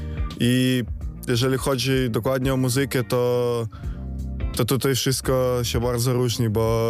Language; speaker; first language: Polish; non-native, fluent; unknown